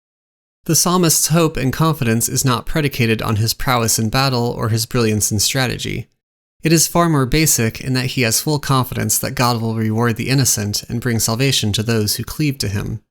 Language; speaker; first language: English; native; English